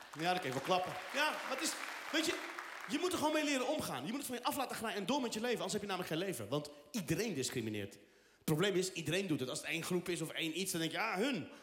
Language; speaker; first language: Dutch; early bilingual, other home language; Riffian